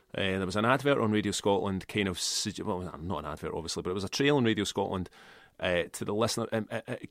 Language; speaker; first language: English; native; English